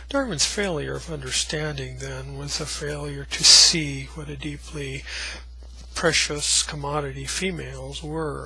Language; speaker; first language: English; native; English